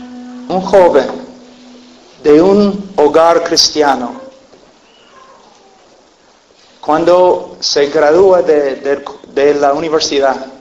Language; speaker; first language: Spanish; non-native, fluent; English